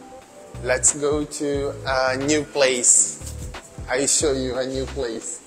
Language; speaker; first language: English; non-native, learner; Portuguese